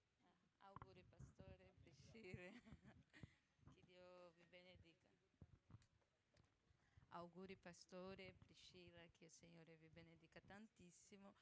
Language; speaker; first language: Italian; non-native, learner; Portuguese